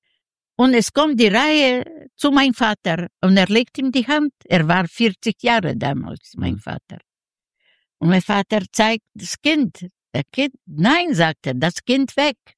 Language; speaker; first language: German; non-native, learner; Ukrainian